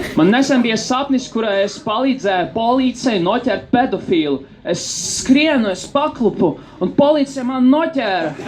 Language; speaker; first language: Latvian; non-native, local second language; Russian